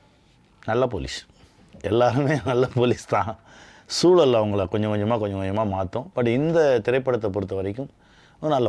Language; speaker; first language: Tamil; native; Tamil